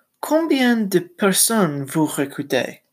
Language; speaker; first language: French; non-native, learner; English